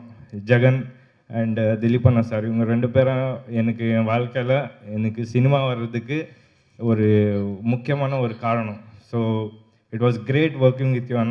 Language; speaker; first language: Tamil; non-native, local second language; Kannada